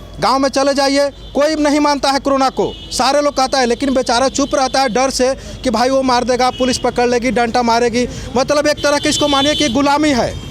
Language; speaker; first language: Hindi; native; Hindi